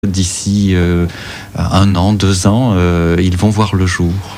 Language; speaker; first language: French; native; French